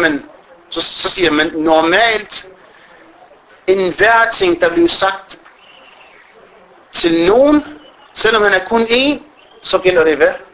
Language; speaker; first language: Danish; early bilingual, other home language; Arabic